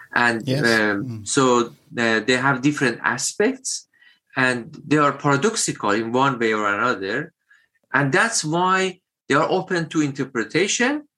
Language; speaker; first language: English; non-native, fluent; Persian